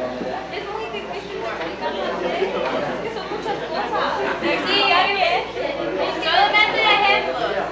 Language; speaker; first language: Spanish; early bilingual, other home language; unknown